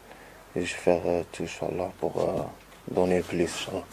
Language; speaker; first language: French; non-native, learner; Arabic